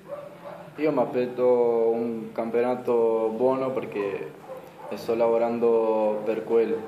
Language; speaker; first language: Italian; non-native, fluent; Spanish